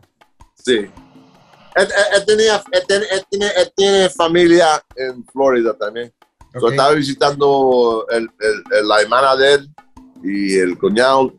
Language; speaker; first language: Spanish; early bilingual, other home language; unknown